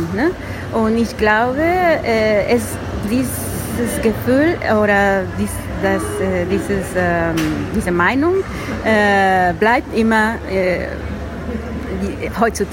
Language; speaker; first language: German; non-native, learner; Spanish